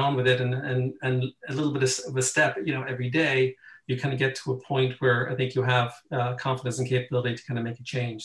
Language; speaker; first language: English; native; English